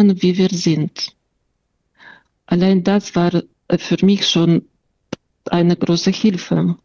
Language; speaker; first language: German; non-native, fluent; Russian